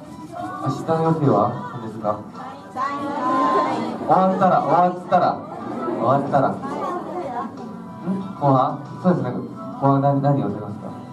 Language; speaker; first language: Japanese; non-native, learner; Korean